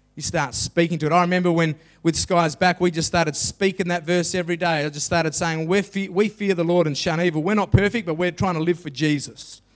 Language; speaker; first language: English; native; English